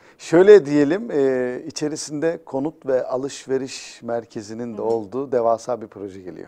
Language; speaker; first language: Turkish; native; Turkish